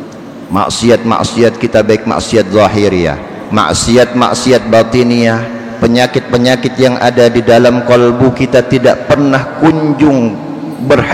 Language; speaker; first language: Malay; non-native, local second language; Banjar